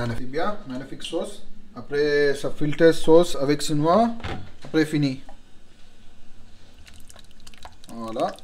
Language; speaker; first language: French; non-native, learner; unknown